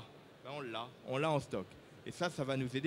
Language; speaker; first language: French; native; French